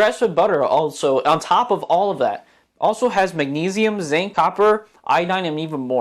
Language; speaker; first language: English; native; English